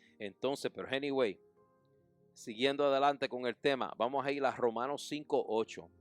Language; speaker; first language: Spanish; early bilingual, heritage; English